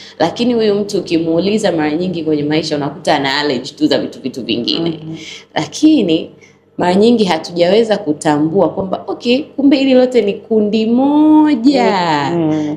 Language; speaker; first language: Swahili; native; Swahili